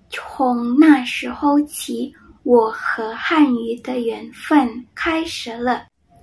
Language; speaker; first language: Chinese; non-native, fluent; Indonesian